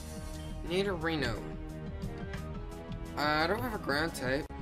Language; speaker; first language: English; native; English